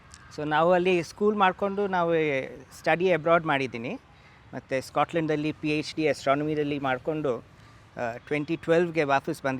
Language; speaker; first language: Kannada; non-native, local second language; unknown